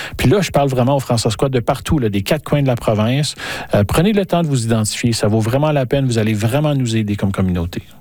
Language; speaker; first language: French; native; French